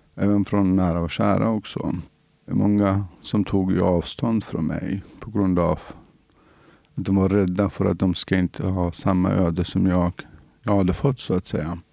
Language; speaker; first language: Swedish; non-native, fluent; Central Kurdish